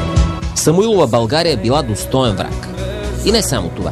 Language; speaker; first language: Bulgarian; native; Bulgarian